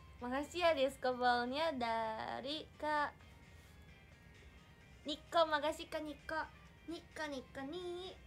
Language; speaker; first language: Indonesian; non-native, fluent; Japanese